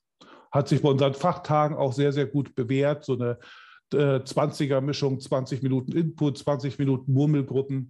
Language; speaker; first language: German; native; German